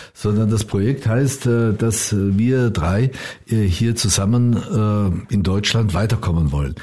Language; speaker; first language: German; native; German